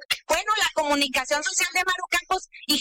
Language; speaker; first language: Spanish; native; Spanish